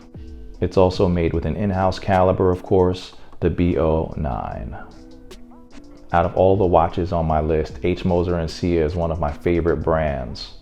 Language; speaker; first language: English; native; English